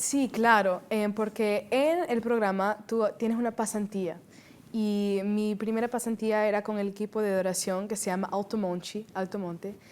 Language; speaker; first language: Spanish; early bilingual, heritage; Spanish